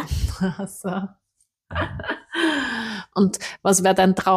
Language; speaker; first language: German; native; German